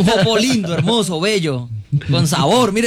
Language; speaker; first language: Spanish; native; Spanish